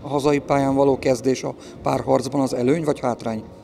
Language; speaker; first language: Hungarian; native; Hungarian